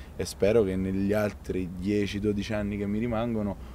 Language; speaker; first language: Italian; native; Italian